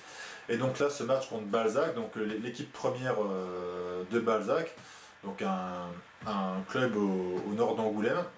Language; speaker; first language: French; native; French